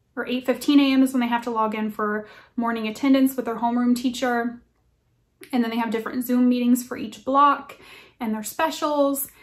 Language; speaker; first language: English; native; English